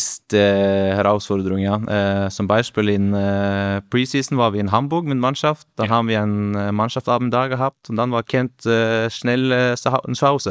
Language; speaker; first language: German; non-native, learner; Norwegian